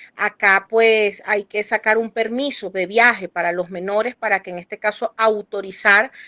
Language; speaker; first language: Spanish; native; Spanish